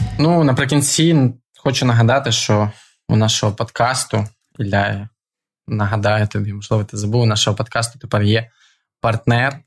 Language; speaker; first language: Ukrainian; non-native, local second language; Russian